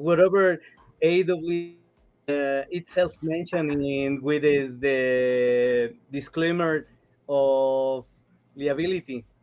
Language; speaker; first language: English; non-native, learner; Spanish